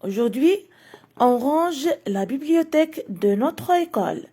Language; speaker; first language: French; non-native, local second language; Arabic